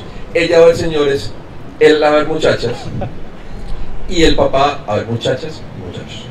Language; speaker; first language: Spanish; native; Spanish